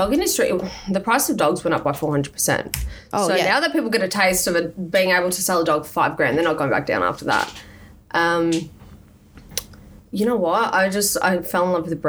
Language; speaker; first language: English; native; English